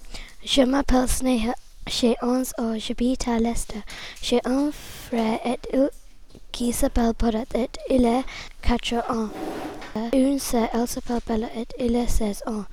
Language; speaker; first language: French; non-native, learner; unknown